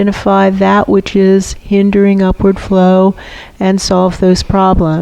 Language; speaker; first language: English; native; English